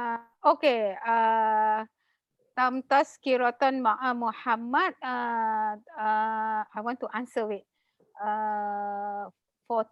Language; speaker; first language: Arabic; non-native, learner; Malay